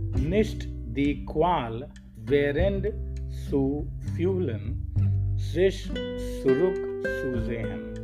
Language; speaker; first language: German; non-native, learner; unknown